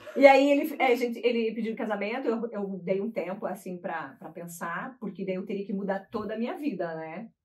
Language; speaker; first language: Portuguese; native; Portuguese